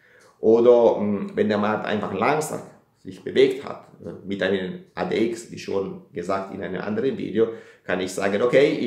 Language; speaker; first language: German; non-native, fluent; Italian